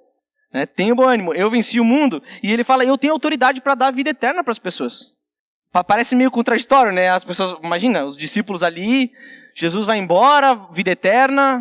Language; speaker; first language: Portuguese; native; Portuguese